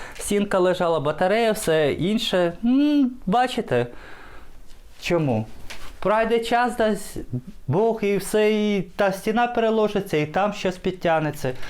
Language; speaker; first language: Ukrainian; native; Ukrainian